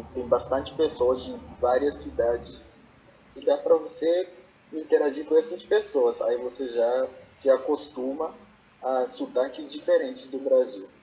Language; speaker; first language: Portuguese; non-native, fluent; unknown